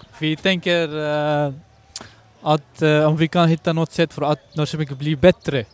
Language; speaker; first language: Swedish; non-native, learner; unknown